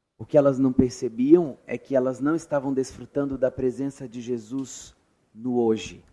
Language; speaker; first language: Portuguese; native; Portuguese